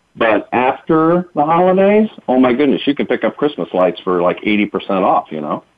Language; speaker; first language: English; native; English